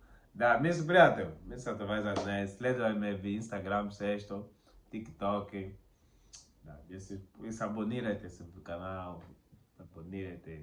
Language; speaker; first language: Bulgarian; non-native, learner; Portuguese